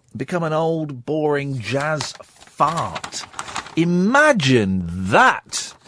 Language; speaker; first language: English; native; English